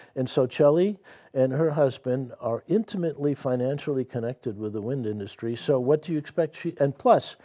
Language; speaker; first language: English; native; English